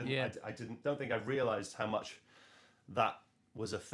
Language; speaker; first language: English; native; English